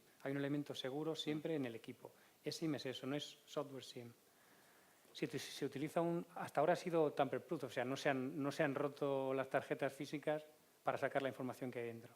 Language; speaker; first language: Spanish; native; Spanish